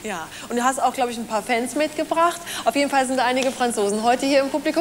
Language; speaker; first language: German; native; German